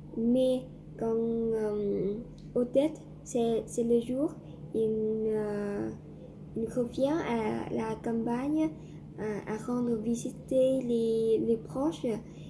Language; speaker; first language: French; non-native, learner; Vietnamese